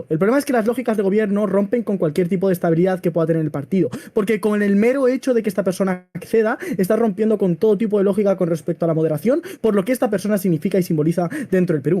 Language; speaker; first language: Spanish; native; Spanish